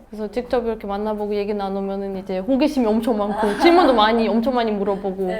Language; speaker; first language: Korean; non-native, fluent; German